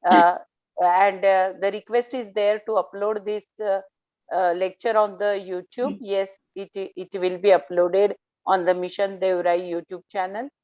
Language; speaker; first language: English; non-native, local second language; Marathi